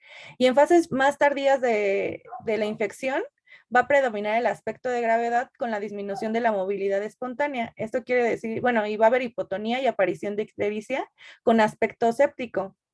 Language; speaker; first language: Spanish; native; Spanish